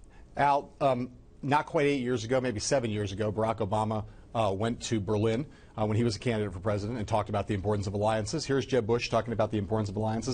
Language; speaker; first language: English; native; English